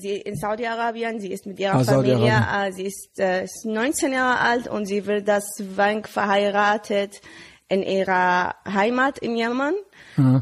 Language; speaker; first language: German; non-native, learner; Arabic